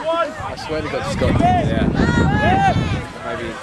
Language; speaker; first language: English; native; English